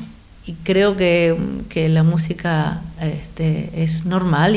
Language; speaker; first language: Catalan; non-native, learner; Spanish